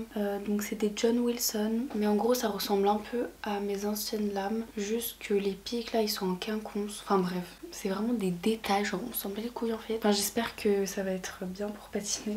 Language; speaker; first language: French; native; French